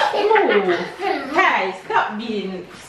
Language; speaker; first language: English; native; English